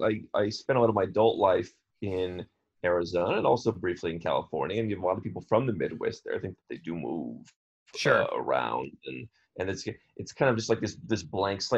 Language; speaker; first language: English; native; English